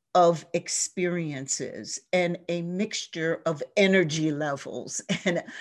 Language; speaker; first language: English; native; English